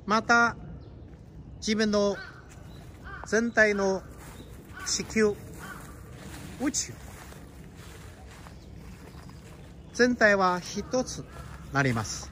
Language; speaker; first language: Japanese; non-native, fluent; Chinese